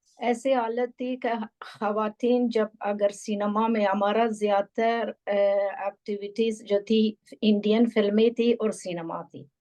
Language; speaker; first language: Urdu; non-native, fluent; Persian